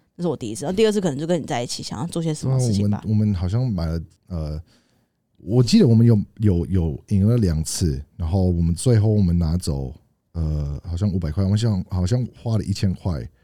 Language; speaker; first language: Chinese; non-native, fluent; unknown